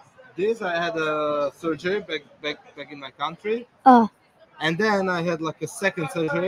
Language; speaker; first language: English; non-native, learner; Slovak